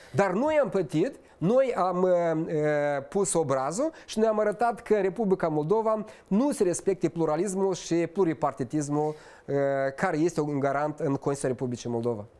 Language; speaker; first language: Romanian; native; Romanian